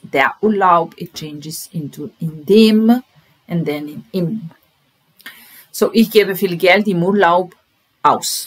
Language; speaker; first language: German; non-native, fluent; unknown